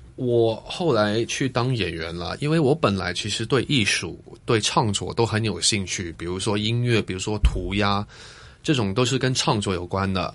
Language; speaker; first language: Chinese; non-native, fluent; Cantonese